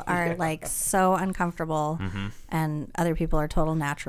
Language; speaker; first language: English; native; English